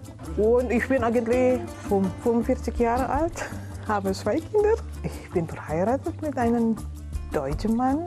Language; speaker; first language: German; non-native, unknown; Indonesian